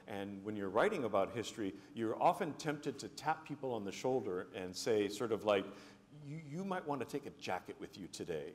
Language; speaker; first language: English; native; English